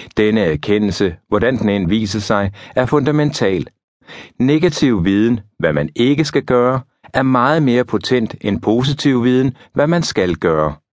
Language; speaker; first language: Danish; native; Danish